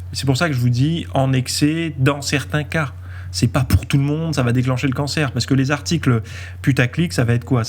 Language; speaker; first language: French; native; French